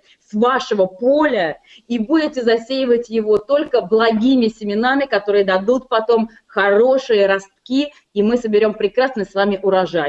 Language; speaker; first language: Russian; native; Russian